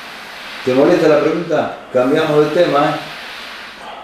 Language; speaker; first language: Spanish; native; Spanish